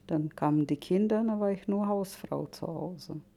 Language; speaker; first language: German; non-native, fluent; Russian